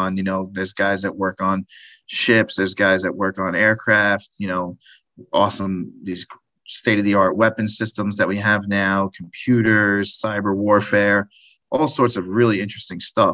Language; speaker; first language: English; native; English